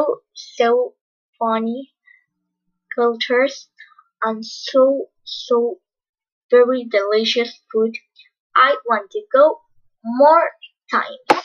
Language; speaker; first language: English; non-native, learner; Spanish